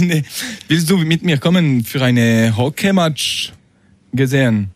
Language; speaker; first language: German; non-native, learner; French